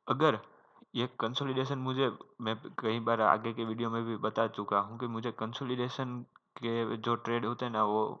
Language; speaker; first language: Hindi; non-native, local second language; Gujarati